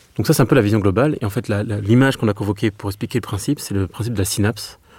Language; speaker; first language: French; native; French